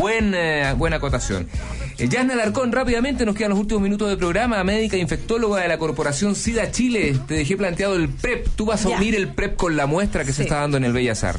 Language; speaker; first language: Spanish; native; Spanish